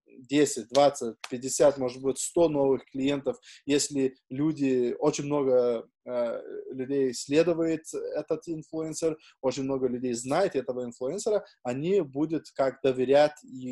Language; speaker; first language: Russian; non-native, fluent; Lithuanian